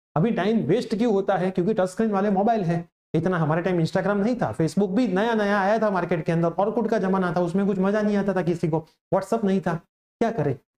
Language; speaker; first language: Hindi; non-native, local second language; Gujarati